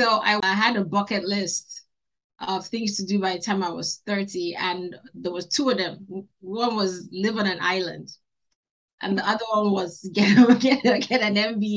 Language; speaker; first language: English; non-native, local second language; Igbo